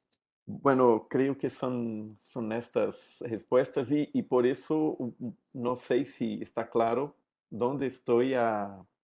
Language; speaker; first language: Spanish; non-native, learner; Portuguese